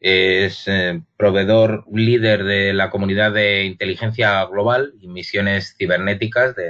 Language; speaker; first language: Spanish; native; Spanish